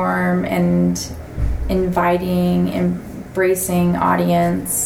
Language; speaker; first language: English; native; English